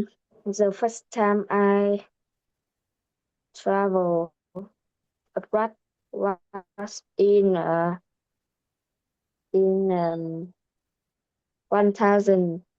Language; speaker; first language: English; non-native, learner; Vietnamese